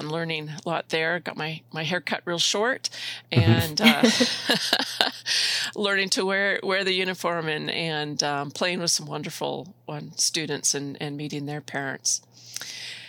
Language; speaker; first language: English; native; English